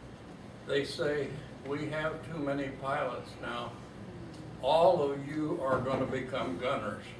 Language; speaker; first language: English; native; English